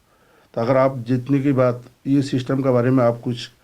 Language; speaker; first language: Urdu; non-native, fluent; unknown